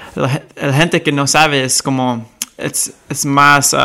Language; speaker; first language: Spanish; early bilingual, heritage; Spanish